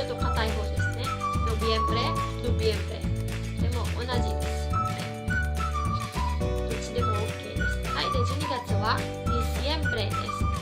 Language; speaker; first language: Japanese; non-native, fluent; Cebuano